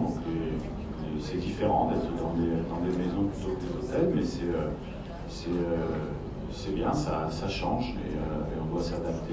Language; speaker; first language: French; native; French